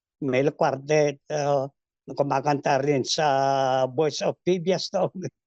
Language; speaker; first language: Filipino; native; Filipino